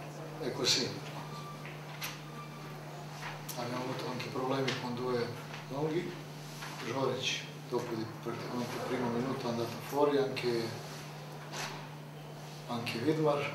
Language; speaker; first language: Italian; non-native, fluent; Serbian